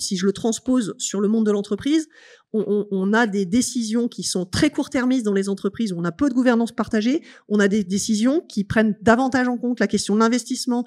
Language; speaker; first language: French; native; French